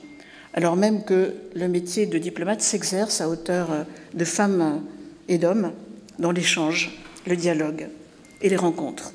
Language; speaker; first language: French; native; French